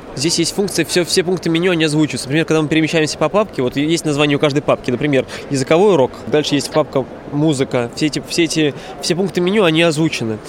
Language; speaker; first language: Russian; native; Russian